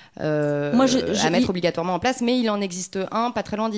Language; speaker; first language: French; native; French